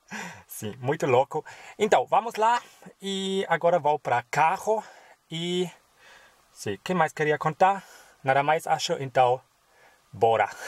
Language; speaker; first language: Portuguese; non-native, fluent; German